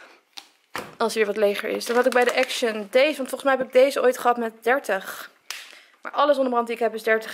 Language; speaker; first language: Dutch; native; Dutch